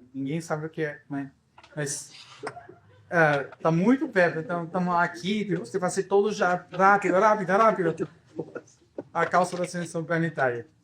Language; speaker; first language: Portuguese; non-native, fluent; Spanish